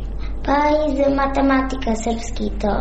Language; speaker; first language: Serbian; non-native, learner; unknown